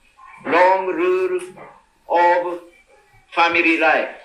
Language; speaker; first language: English; non-native, learner; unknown